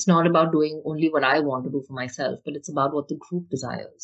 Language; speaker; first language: English; non-native, local second language; Hindi